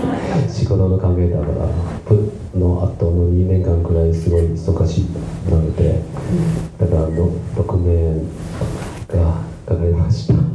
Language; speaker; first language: Japanese; non-native, learner; Chinese